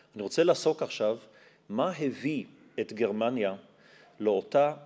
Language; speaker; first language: Hebrew; non-native, fluent; German